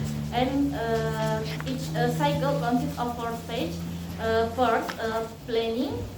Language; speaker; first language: English; non-native, learner; Indonesian